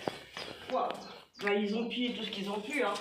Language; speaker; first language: French; native; French